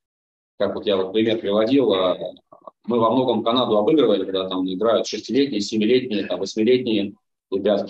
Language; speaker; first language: Russian; native; Russian